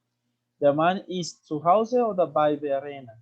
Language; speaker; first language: German; non-native, learner; Spanish